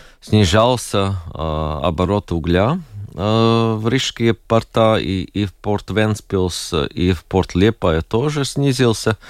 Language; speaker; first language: Russian; non-native, local second language; Latvian